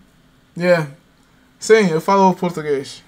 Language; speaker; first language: Portuguese; non-native, learner; English